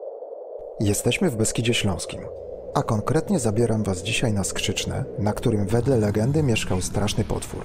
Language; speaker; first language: Polish; native; Polish